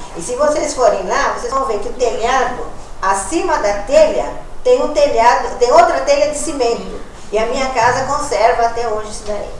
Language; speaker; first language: Portuguese; native; Portuguese